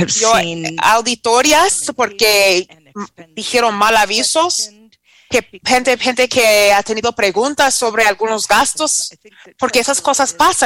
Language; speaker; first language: Spanish; non-native, fluent; English